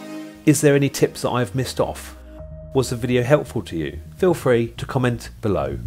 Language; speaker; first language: English; native; English